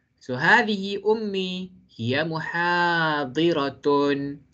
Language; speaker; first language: Arabic; non-native, fluent; Malay